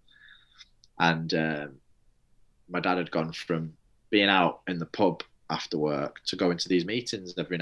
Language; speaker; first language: English; native; English